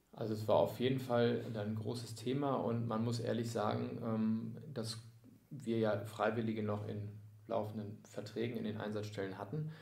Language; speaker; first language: German; native; German